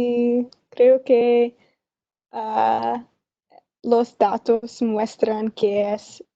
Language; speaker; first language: Spanish; non-native, learner; English